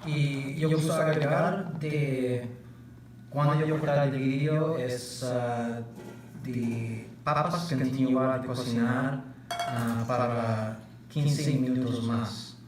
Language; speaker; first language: Spanish; non-native, learner; English